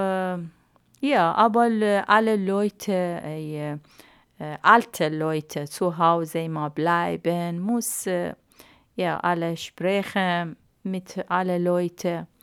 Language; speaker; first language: German; non-native, learner; Arabic